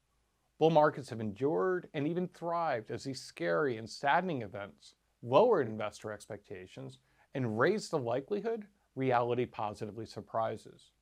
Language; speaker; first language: English; native; English